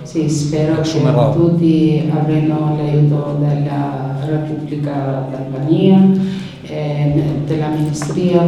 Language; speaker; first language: Italian; non-native, learner; Albanian